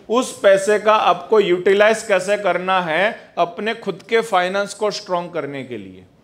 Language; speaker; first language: Hindi; non-native, local second language; Gujarati